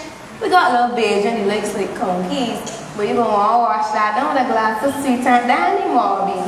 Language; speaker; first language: English; native; English